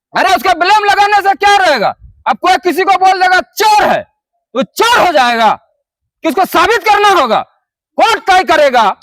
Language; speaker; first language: Hindi; non-native, local second language; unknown